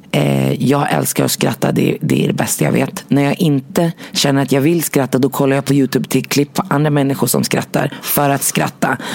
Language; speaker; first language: Swedish; early bilingual, other home language; Arabic